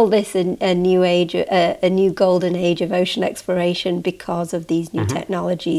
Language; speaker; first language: English; native; English